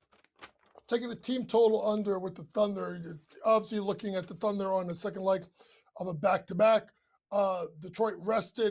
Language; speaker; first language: English; native; English